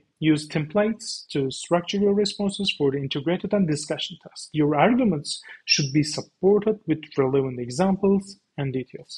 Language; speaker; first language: English; non-native, fluent; Turkish